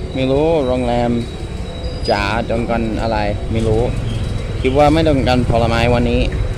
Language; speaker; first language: Thai; non-native, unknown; English